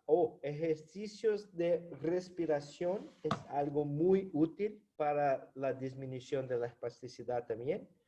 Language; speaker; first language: Spanish; non-native, fluent; Portuguese